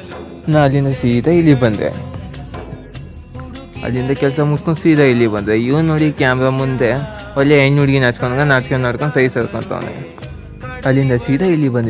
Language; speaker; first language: Kannada; native; Kannada